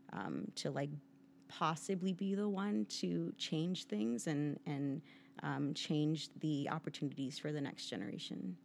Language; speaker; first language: English; native; English